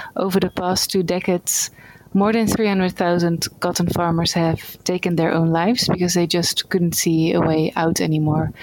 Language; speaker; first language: English; non-native, fluent; Dutch